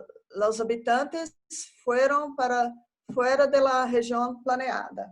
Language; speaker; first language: Spanish; non-native, learner; Portuguese